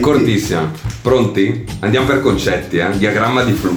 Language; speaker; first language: Italian; native; Italian